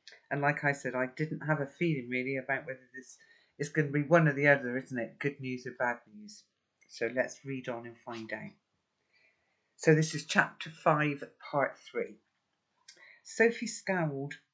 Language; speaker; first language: English; native; English